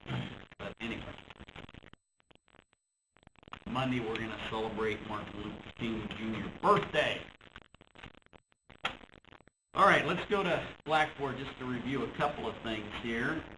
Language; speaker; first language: English; native; English